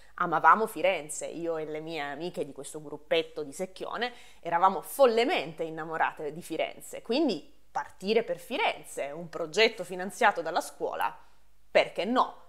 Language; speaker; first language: Italian; native; Italian